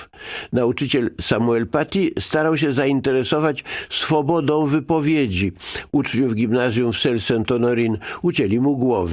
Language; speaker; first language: Polish; native; Polish